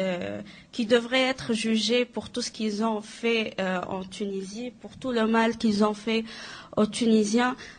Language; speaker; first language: French; non-native, local second language; Arabic